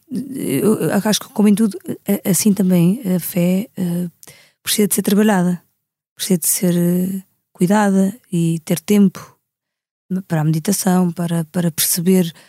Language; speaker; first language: Portuguese; native; Portuguese